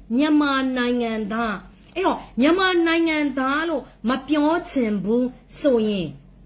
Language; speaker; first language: Burmese; non-native, local second language; S'gaw Karen